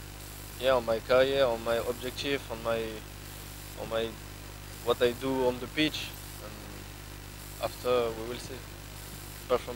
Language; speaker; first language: English; non-native, learner; French